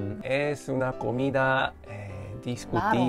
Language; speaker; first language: Spanish; non-native, fluent; Korean